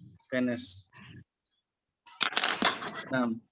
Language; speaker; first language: Arabic; non-native, fluent; Indonesian